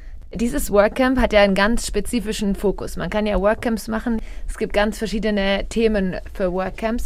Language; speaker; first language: German; native; German